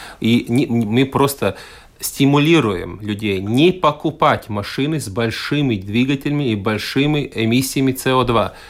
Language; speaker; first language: Russian; non-native, local second language; Latvian